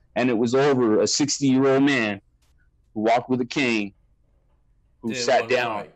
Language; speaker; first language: English; native; English